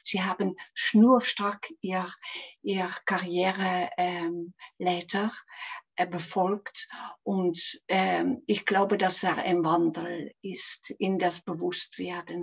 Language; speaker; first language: German; non-native, fluent; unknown